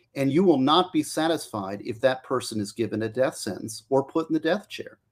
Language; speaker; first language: English; native; English